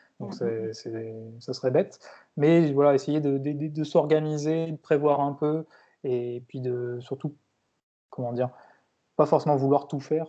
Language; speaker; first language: French; native; French